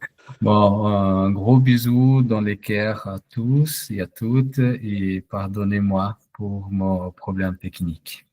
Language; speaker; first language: French; non-native, fluent; Portuguese